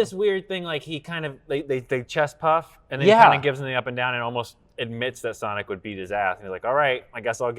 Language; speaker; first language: English; native; English